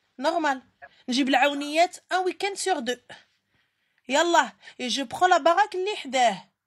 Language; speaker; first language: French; early bilingual, other home language; Arabic